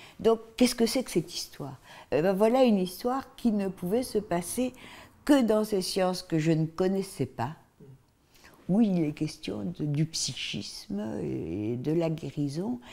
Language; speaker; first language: French; native; French